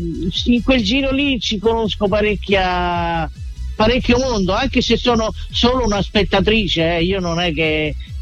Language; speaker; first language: Italian; native; Italian